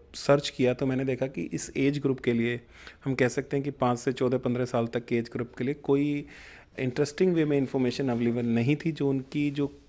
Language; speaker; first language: Hindi; non-native, local second language; Punjabi